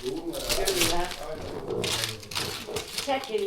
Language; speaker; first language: Finnish; native; Finnish